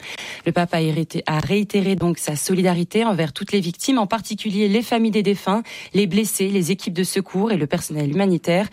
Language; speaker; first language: French; native; French